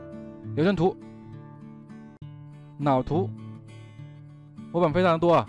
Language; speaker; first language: Chinese; native; Chinese